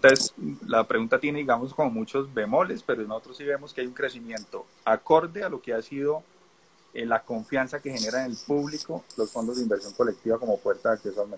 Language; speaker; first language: Spanish; native; Spanish